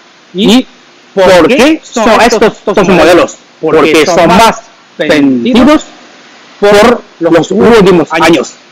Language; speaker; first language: Spanish; non-native, learner; Chinese